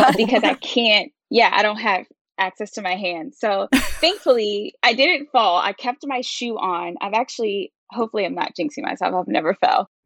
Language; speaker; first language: English; native; English